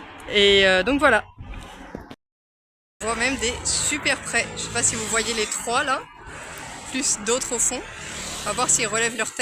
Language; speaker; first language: French; native; French